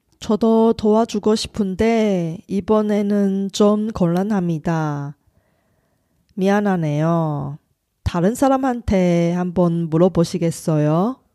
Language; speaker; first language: Korean; non-native, fluent; Chinese